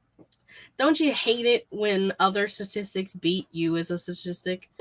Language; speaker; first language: English; native; English